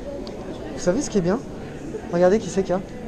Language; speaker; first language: French; native; French